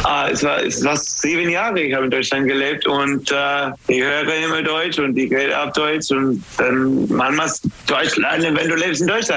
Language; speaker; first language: German; non-native, learner; English